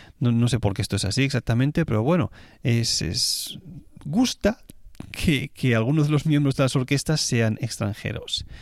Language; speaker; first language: Spanish; native; Spanish